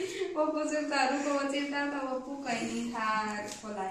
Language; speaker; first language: Chinese; non-native, learner; Nepali